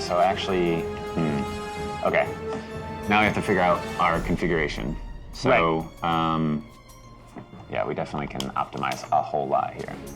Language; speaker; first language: English; native; English